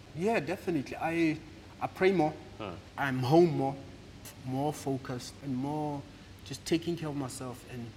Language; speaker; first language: English; non-native, local second language; Southern Sotho